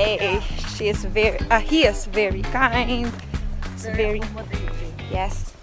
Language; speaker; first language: English; non-native, local second language; Filipino